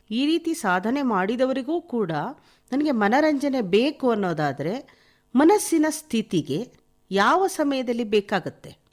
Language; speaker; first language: Kannada; native; Kannada